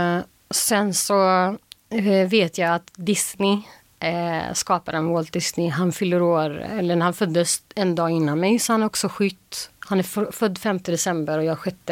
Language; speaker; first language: Swedish; early bilingual, other home language; Albanian